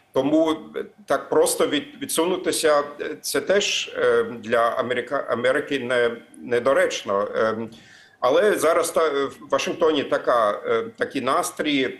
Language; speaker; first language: Ukrainian; non-native, fluent; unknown